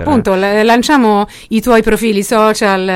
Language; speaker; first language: Italian; native; Italian